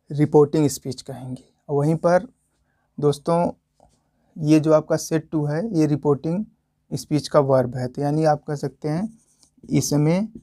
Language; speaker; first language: Hindi; native; Hindi